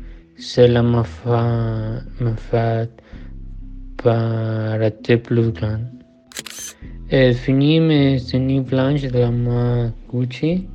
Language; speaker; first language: French; non-native, learner; Spanish